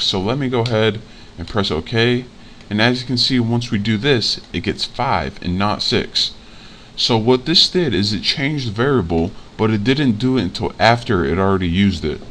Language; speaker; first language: English; native; English